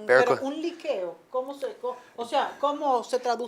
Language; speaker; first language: Spanish; native; Spanish